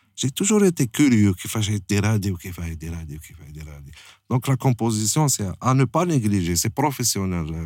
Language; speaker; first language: French; non-native, local second language; Arabic